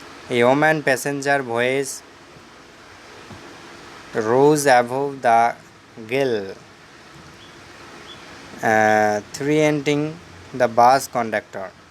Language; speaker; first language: English; non-native, local second language; Bangla